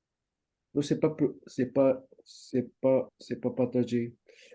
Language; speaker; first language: French; non-native, fluent; Japanese